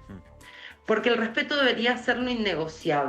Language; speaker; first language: Spanish; native; Spanish